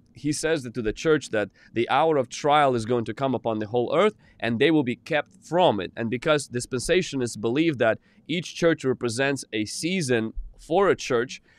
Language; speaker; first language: English; non-native, fluent; Ukrainian